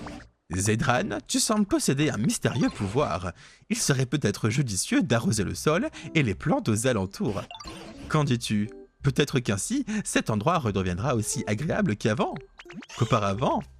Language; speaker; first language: French; native; French